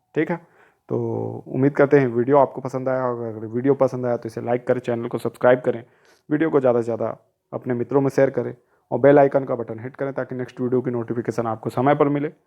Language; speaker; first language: Hindi; native; Hindi